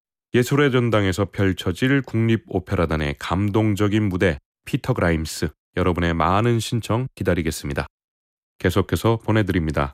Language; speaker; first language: Korean; native; Korean